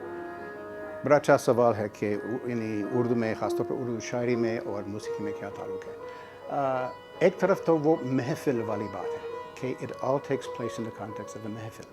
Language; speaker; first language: Urdu; non-native, fluent; English